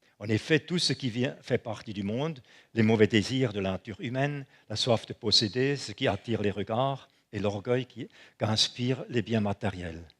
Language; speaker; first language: French; non-native, local second language; German